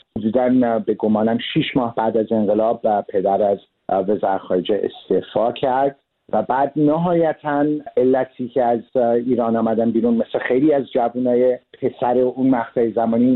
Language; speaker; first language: Persian; early bilingual, heritage; Persian